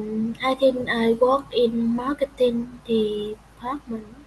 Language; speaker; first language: English; non-native, learner; Vietnamese